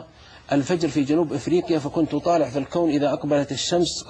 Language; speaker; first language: Arabic; native; Arabic